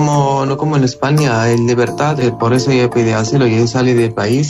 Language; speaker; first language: Spanish; non-native, learner; Arabic